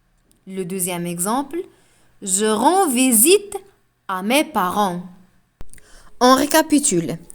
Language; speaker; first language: French; non-native, local second language; Arabic